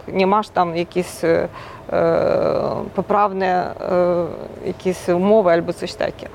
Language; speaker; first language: Polish; non-native, local second language; Ukrainian